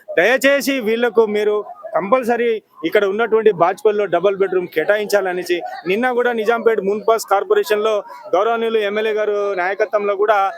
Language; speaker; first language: Telugu; non-native, local second language; Lambadi